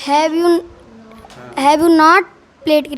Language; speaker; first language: English; non-native, learner; Hindi